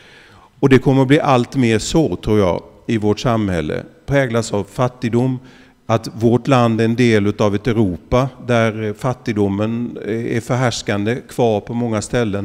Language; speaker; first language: Swedish; native; Swedish